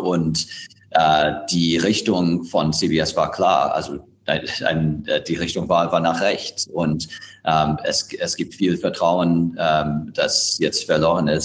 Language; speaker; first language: German; non-native, fluent; English